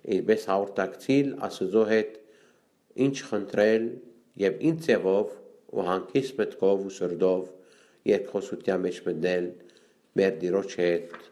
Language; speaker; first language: Armenian; early bilingual, heritage; Armenian